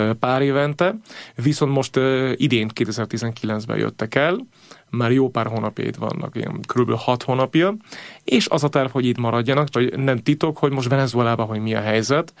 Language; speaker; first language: Hungarian; non-native, fluent; Spanish